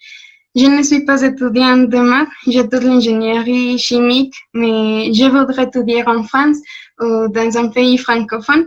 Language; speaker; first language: French; non-native, learner; Spanish